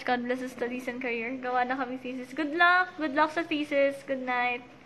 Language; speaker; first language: English; non-native, local second language; Filipino